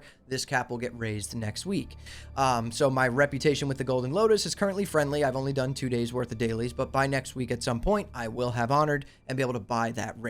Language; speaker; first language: English; native; English